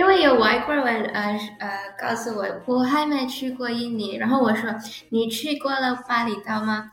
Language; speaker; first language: Chinese; early bilingual, heritage; Indonesian